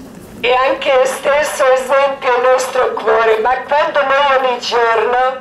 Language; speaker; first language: Italian; non-native, learner; Croatian